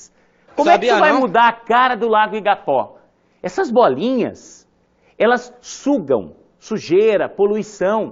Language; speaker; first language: Portuguese; native; Portuguese